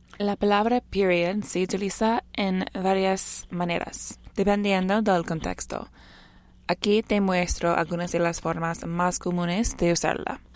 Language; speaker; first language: Spanish; non-native, fluent; English